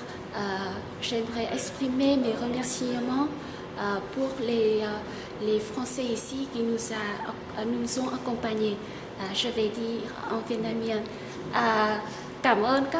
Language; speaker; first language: French; non-native, fluent; Vietnamese